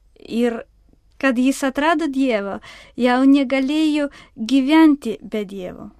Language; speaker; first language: Lithuanian; non-native, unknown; Russian